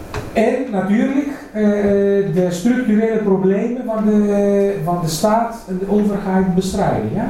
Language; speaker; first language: Dutch; non-native, fluent; Greek